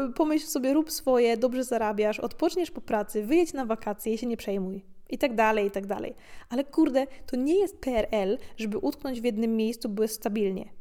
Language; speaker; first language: Polish; native; Polish